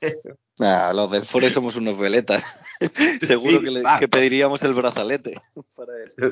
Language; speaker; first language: Spanish; native; Spanish